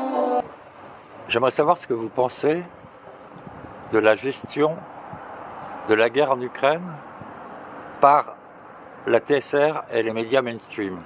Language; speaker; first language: French; native; French